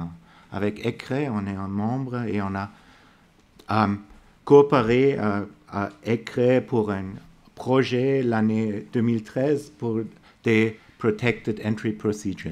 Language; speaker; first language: French; non-native, fluent; German